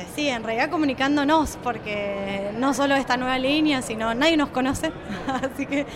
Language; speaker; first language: Spanish; native; Spanish